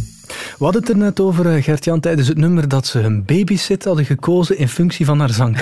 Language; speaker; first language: Dutch; native; Dutch